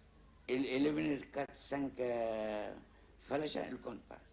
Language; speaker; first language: French; non-native, learner; Arabic